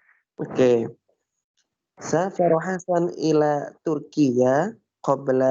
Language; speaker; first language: Arabic; non-native, fluent; Indonesian